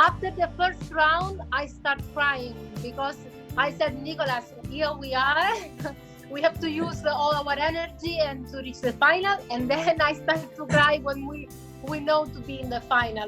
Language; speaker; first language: English; non-native, fluent; Italian